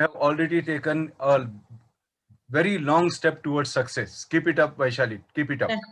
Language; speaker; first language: English; non-native, local second language; Marathi